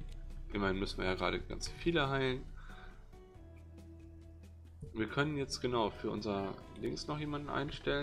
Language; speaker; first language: German; native; German